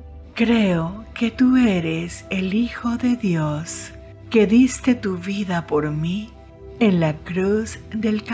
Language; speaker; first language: Spanish; native; Spanish